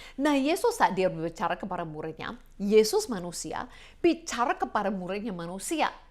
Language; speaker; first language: Indonesian; non-native, fluent; English